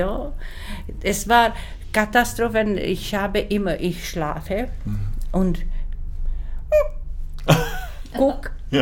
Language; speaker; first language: German; non-native, learner; Czech